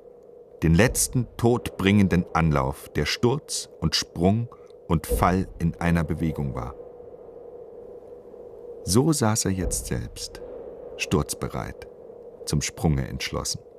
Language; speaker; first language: German; native; German